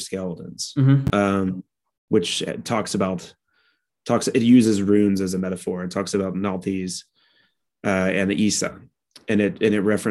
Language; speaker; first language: English; native; English